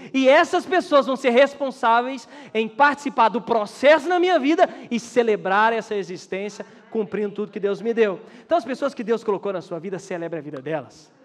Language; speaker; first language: Portuguese; native; Portuguese